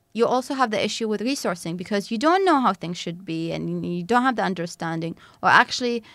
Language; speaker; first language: English; non-native, fluent; Arabic